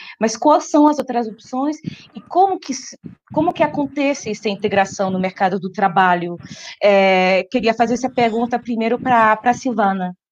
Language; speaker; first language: Portuguese; non-native, fluent; French